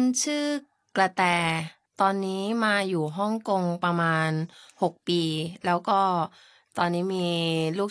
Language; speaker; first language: Cantonese; non-native, learner; Thai